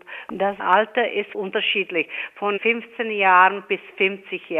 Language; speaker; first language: German; non-native, fluent; Czech